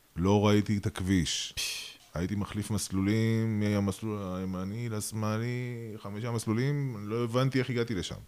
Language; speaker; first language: Hebrew; early bilingual, other home language; Russian